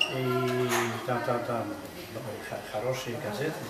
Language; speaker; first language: Russian; non-native, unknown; Polish